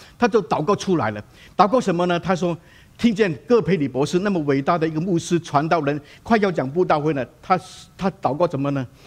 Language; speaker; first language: Chinese; non-native, local second language; Cantonese